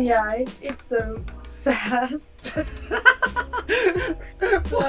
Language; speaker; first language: English; non-native, learner; Persian